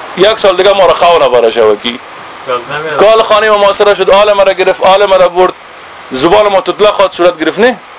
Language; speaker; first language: Persian; native; Persian